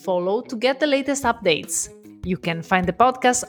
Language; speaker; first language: English; non-native, fluent; Italian